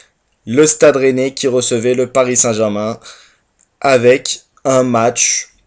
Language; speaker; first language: French; native; French